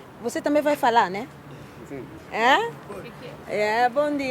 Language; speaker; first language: Portuguese; non-native, learner; Lingala